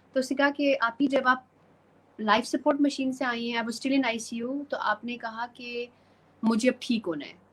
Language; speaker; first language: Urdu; native; Urdu